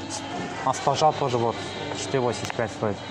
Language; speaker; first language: Russian; non-native, learner; Azerbaijani